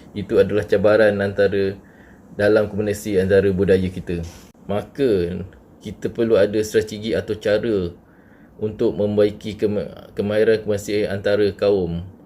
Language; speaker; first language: Malay; native; Malay